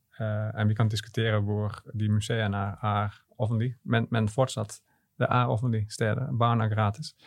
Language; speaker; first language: Swedish; non-native, learner; Dutch